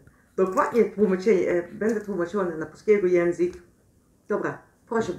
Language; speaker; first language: Polish; non-native, learner; Dutch